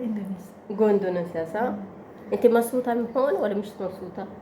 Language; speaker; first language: Arabic; non-native, learner; Oromo